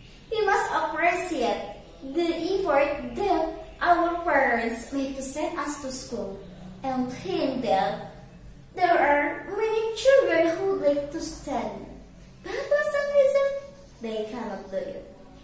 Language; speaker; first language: English; non-native, learner; Indonesian